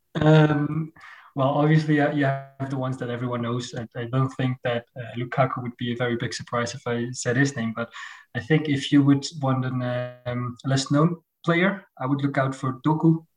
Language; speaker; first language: English; non-native, fluent; Dutch